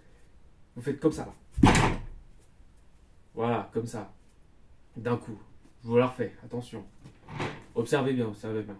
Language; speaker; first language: French; native; French